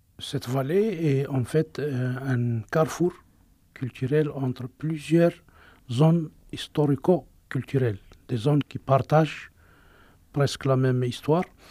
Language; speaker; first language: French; non-native, local second language; Arabic